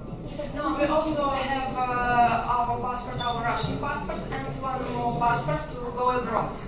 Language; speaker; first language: English; non-native, learner; Russian